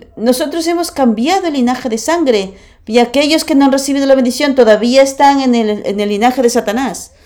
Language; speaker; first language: Spanish; non-native, fluent; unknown